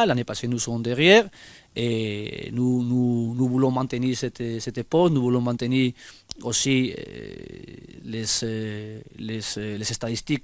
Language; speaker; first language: French; non-native, fluent; Spanish